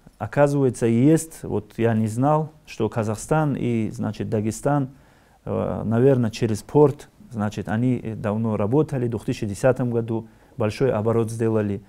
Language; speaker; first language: Russian; non-native, local second language; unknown